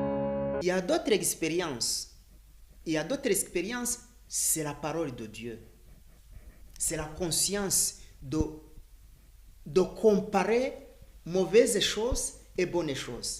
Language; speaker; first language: French; non-native, learner; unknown